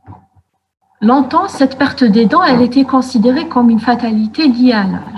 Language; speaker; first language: French; non-native, local second language; Arabic